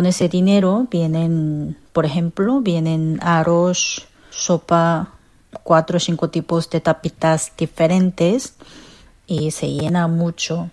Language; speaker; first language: Spanish; non-native, learner; Korean